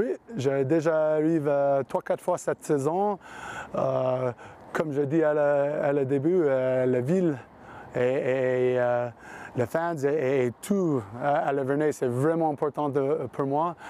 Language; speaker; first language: French; non-native, learner; English